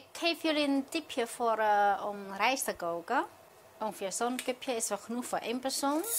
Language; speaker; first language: Dutch; non-native, fluent; Chinese